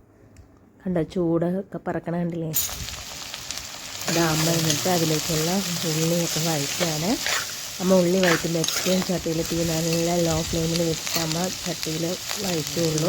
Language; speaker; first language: Malayalam; native; Malayalam